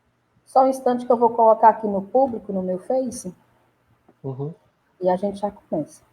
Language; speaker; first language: Portuguese; native; Portuguese